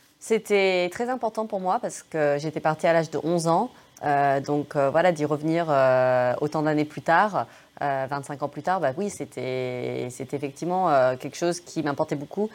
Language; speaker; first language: French; early bilingual, other home language; English